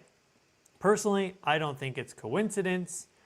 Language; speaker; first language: English; native; English